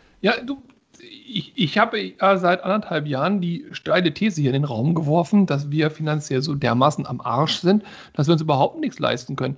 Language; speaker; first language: German; native; German